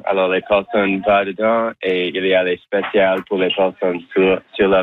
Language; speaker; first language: French; non-native, learner; English